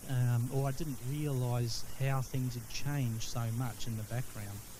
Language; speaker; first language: English; native; English